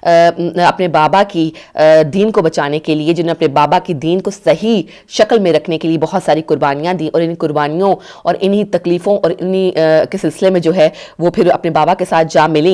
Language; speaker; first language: Urdu; native; Urdu